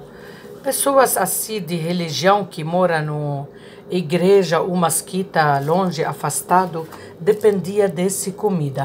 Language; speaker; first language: Portuguese; non-native, learner; Arabic